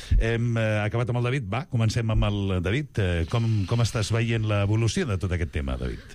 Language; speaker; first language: Catalan; native; Catalan